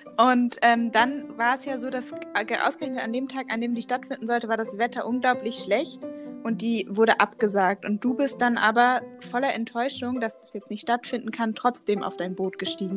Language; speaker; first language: German; native; German